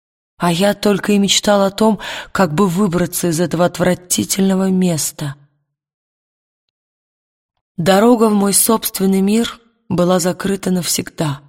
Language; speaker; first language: Russian; native; Russian